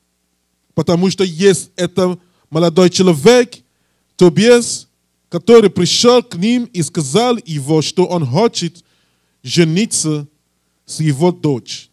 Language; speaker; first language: Russian; non-native, learner; English